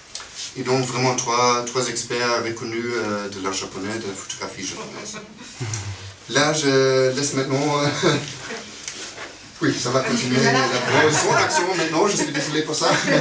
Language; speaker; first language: French; non-native, fluent; German